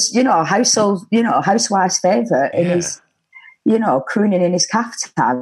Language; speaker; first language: English; native; English